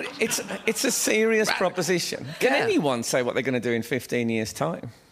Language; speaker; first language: English; native; English